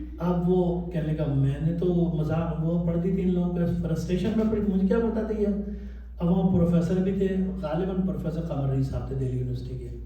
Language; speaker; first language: Urdu; native; Urdu